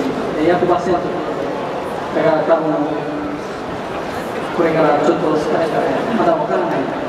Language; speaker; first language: Japanese; non-native, learner; Italian